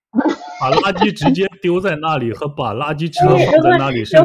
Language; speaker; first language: Chinese; native; Chinese